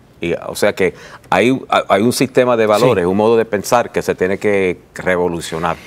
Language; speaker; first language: Spanish; early bilingual, heritage; Spanish